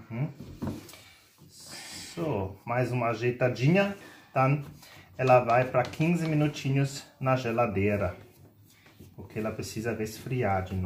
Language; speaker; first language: Portuguese; non-native, fluent; German